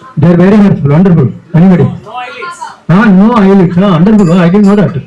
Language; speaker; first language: English; non-native, local second language; Telugu